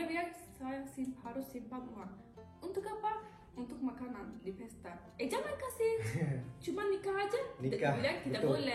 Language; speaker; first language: Indonesian; non-native, learner; Turkish